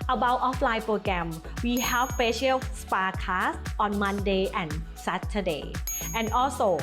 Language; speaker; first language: English; non-native, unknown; Thai